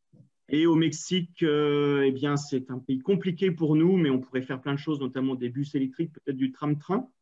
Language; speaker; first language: French; native; French